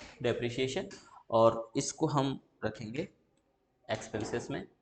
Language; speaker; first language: Hindi; native; Hindi